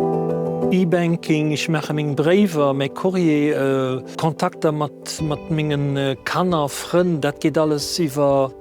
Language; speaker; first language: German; non-native, local second language; Luxembourgish